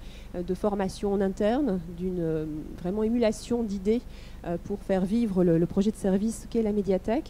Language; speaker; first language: French; native; French